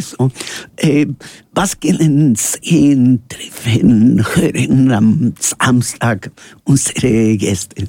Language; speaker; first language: German; non-native, learner; Spanish